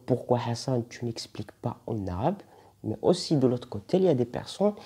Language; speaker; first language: French; non-native, local second language; Arabic